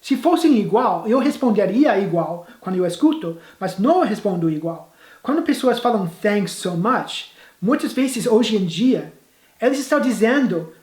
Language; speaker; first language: Portuguese; non-native, fluent; English